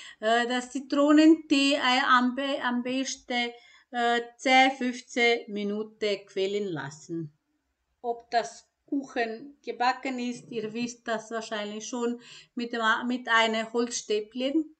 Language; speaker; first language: German; non-native, fluent; Croatian